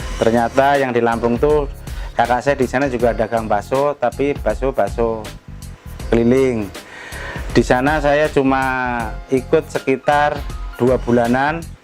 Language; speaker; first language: Indonesian; non-native, local second language; Javanese